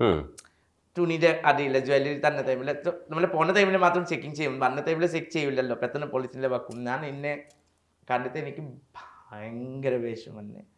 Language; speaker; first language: Malayalam; non-native, learner; Assamese